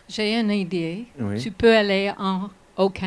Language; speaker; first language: French; non-native, learner; English